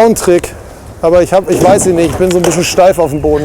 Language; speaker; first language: German; native; German